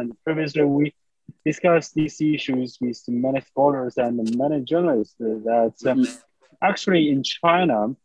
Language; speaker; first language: English; non-native, fluent; Chinese